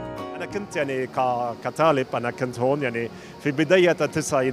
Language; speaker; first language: Arabic; non-native, fluent; German